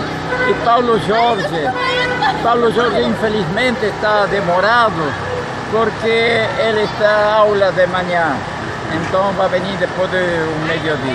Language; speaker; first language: Portuguese; non-native, fluent; Spanish